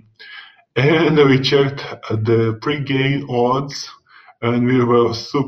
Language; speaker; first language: English; non-native, fluent; Russian